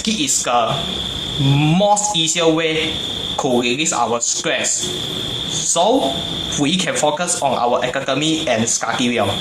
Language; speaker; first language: English; non-native, learner; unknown